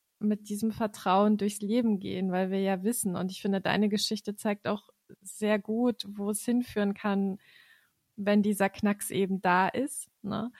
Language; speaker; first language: German; native; German